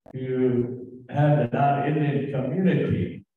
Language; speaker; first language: English; native; English